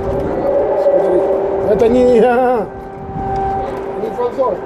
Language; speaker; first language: Russian; non-native, learner; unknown